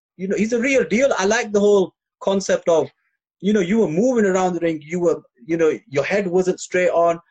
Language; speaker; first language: English; native; English